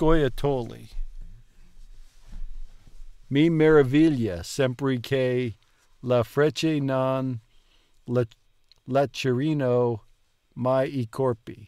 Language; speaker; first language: Italian; non-native, learner; English